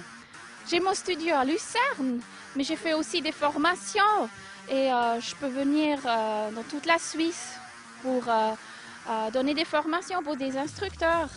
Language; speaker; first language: French; non-native, local second language; German